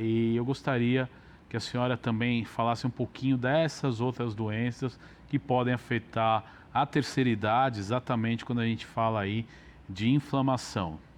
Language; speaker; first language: Portuguese; native; Portuguese